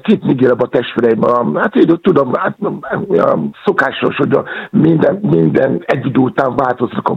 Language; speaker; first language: Hungarian; non-native, fluent; Yoruba